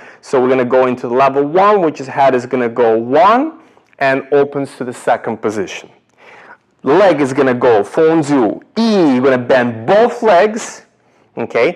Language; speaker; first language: English; non-native, fluent; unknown